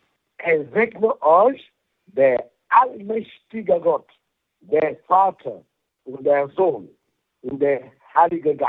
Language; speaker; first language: German; non-native, fluent; French